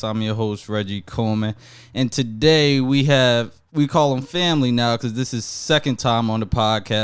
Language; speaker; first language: English; native; English